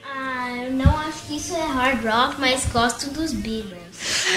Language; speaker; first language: Portuguese; early bilingual, heritage; Portuguese